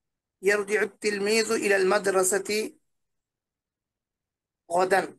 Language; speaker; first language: Arabic; non-native, learner; Bangla